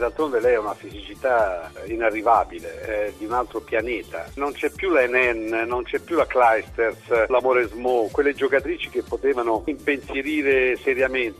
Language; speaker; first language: Italian; native; Italian